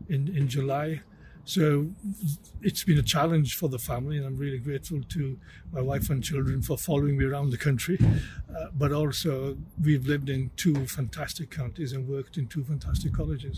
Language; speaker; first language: English; native; English